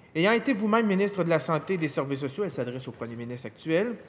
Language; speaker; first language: French; native; French